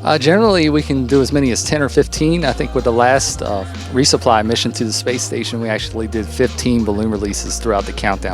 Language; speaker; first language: English; native; English